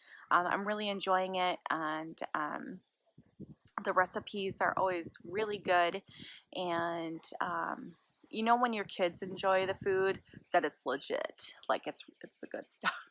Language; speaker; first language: English; native; English